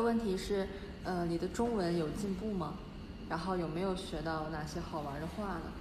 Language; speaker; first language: Chinese; native; Chinese